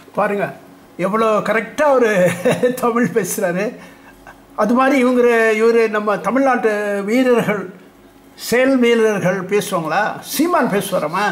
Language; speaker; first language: Tamil; non-native, local second language; Telugu